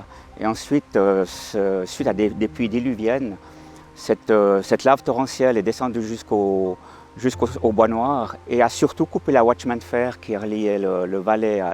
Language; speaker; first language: French; native; French